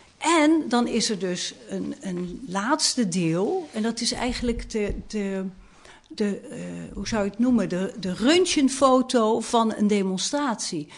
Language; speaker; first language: Dutch; native; Dutch